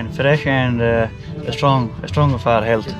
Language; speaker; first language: English; non-native, learner; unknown